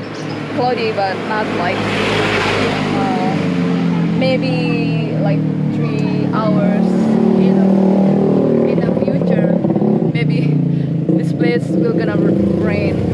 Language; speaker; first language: English; non-native, learner; Indonesian